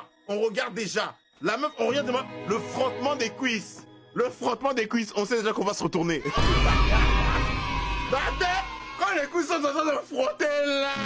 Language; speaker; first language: French; native; French